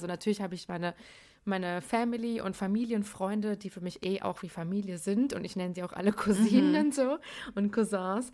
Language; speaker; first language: German; early bilingual, other home language; Persian